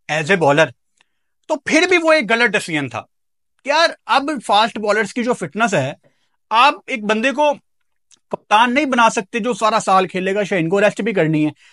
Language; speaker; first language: Urdu; non-native, local second language; Punjabi